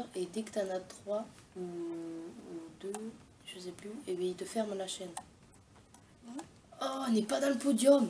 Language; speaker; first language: French; native; French